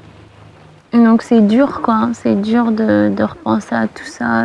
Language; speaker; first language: French; early bilingual, other home language; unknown